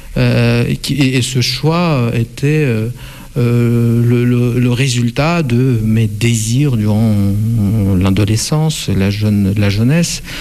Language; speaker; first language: French; non-native, fluent; Russian